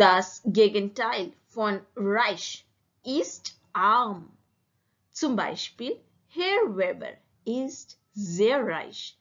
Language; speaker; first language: German; non-native, learner; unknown